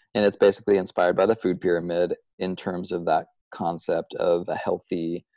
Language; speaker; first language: English; native; English